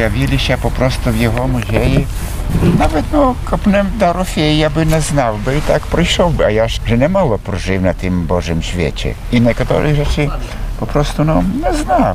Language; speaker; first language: Polish; non-native, local second language; Belarusian